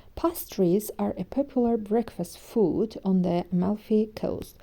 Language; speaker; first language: English; non-native, fluent; Azerbaijani